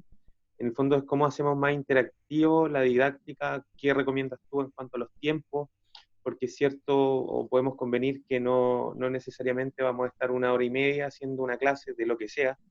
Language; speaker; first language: Spanish; native; Spanish